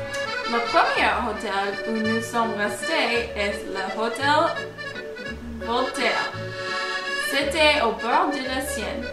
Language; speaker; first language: French; non-native, learner; English